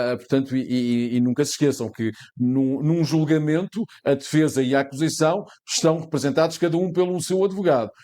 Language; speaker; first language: Portuguese; native; Portuguese